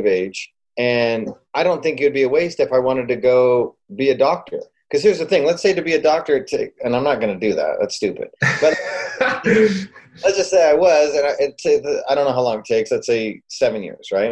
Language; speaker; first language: English; native; English